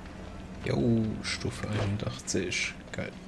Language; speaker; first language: German; non-native, local second language; Luxembourgish